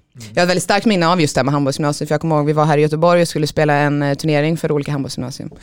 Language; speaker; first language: Swedish; native; Swedish